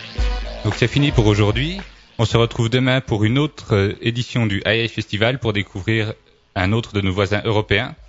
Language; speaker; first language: French; native; French